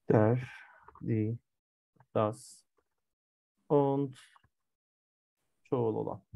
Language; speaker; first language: German; non-native, fluent; Turkish